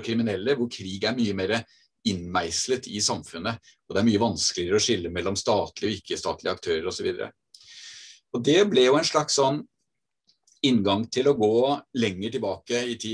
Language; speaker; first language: Norwegian; native; Norwegian